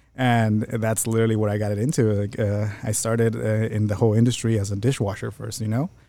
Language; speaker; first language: English; early bilingual, other home language; Spanish